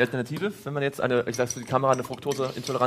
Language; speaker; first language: German; native; German